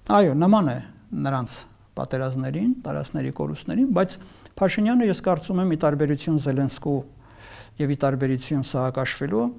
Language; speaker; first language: Armenian; native; Armenian